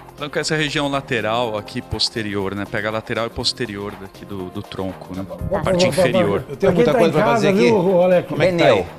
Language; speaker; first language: Portuguese; native; Portuguese